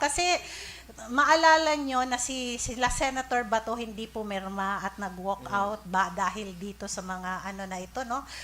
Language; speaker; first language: Filipino; non-native, local second language; Cebuano